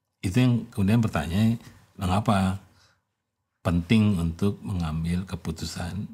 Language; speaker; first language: Indonesian; native; Indonesian